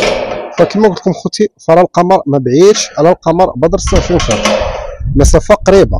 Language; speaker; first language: Arabic; native; Arabic